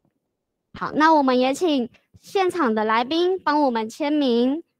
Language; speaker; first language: Chinese; native; Chinese